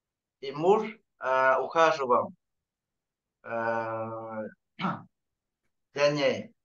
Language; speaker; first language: Russian; non-native, fluent; Vietnamese